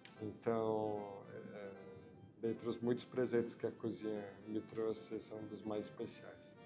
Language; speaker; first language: Portuguese; native; Portuguese